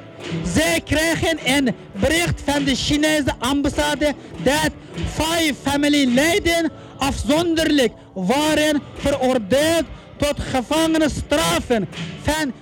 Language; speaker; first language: Dutch; non-native, learner; Uyghur